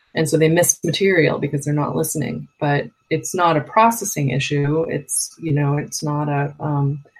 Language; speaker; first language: English; native; English